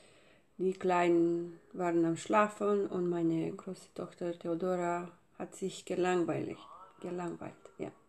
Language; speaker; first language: German; non-native, fluent; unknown